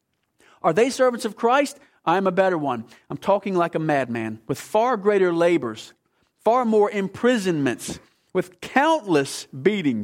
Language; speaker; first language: English; native; English